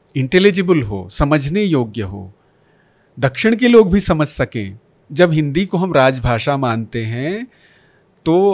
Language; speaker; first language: Hindi; non-native, local second language; Bhojpuri